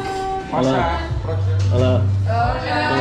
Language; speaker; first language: Spanish; non-native, learner; Dutch